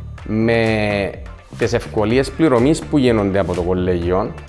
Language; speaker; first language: Greek; native; Greek